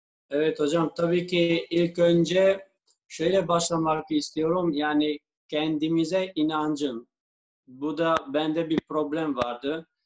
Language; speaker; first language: Turkish; non-native, fluent; Albanian